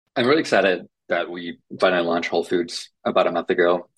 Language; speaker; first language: English; non-native, fluent; Finnish